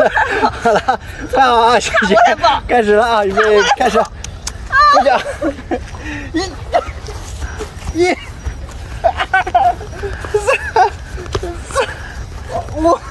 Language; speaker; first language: Chinese; native; Chinese